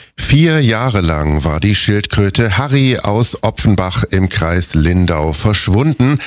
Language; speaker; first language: German; early bilingual, other home language; Italian